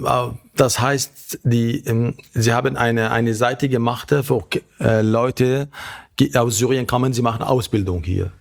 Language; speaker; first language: German; non-native, fluent; Arabic